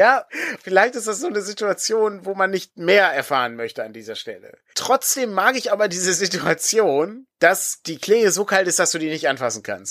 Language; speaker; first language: German; native; German